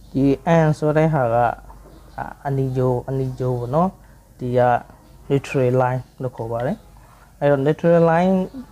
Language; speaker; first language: Burmese; native; Burmese